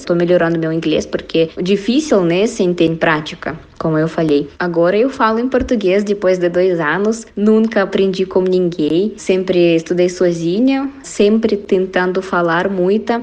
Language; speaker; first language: Portuguese; non-native, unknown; Russian